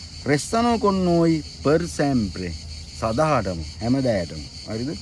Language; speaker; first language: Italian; non-native, fluent; Sinhala